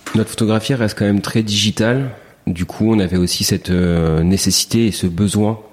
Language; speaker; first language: French; native; French